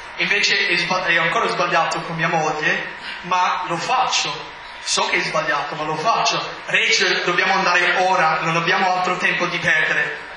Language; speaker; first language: Italian; non-native, fluent; English